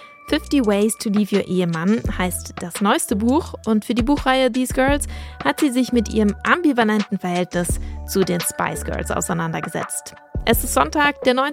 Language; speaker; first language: German; early bilingual, other home language; English